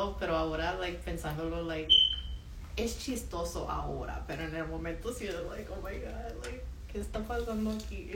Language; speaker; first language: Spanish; early bilingual, heritage; Spanish